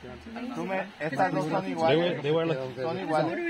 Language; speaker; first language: Spanish; native; Spanish